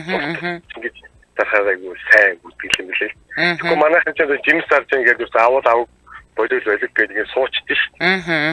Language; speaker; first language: Mongolian; native; Mongolian